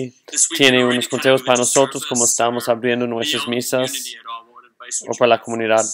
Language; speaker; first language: Spanish; non-native, learner; English